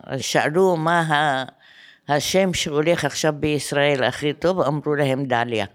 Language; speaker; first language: Hebrew; non-native, fluent; Arabic